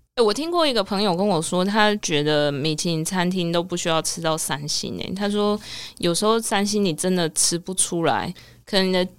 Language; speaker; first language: Chinese; native; Chinese